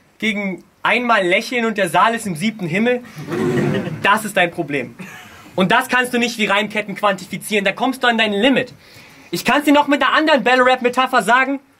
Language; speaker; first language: German; early bilingual, other home language; Russian